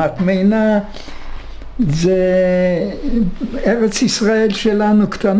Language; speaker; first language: Hebrew; non-native, fluent; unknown